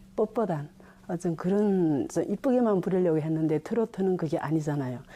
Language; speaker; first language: Korean; early bilingual, heritage; Korean